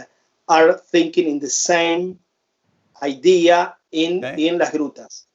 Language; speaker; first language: English; non-native, fluent; Spanish